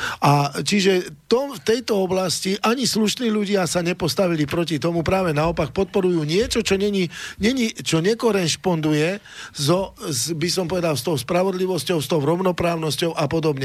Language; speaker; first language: Slovak; native; Slovak